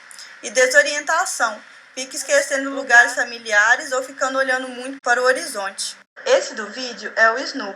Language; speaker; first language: Portuguese; native; Portuguese